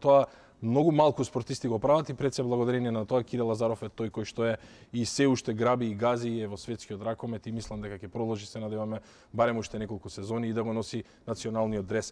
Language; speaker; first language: Macedonian; native; Macedonian